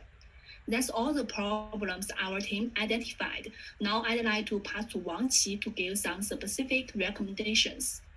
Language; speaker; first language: English; non-native, fluent; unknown